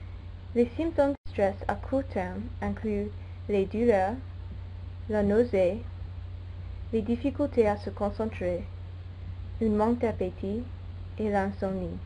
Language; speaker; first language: French; non-native, learner; English